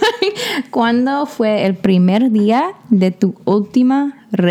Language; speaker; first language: Spanish; non-native, learner; English